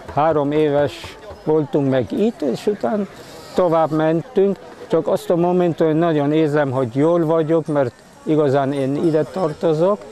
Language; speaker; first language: Hungarian; early bilingual, heritage; Hungarian